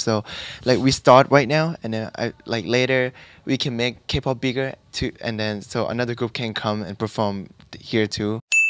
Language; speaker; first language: English; non-native, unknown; Thai